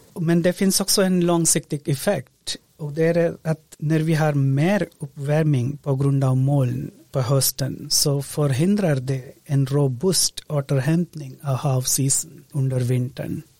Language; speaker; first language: Swedish; non-native, fluent; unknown